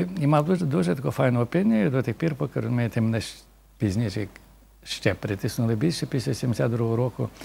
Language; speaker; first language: Ukrainian; native; Ukrainian